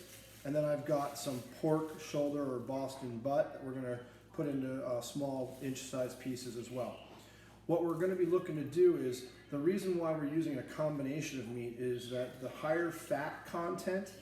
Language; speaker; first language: English; native; English